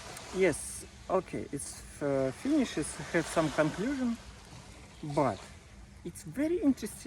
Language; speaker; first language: English; non-native, learner; Russian